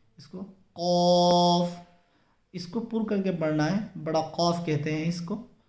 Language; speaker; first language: Urdu; native; Urdu